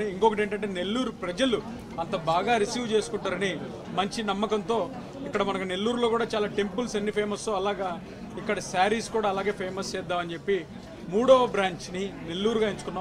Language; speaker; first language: Telugu; native; Telugu